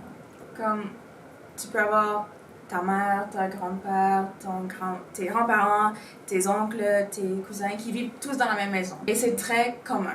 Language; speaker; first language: French; non-native, local second language; Spanish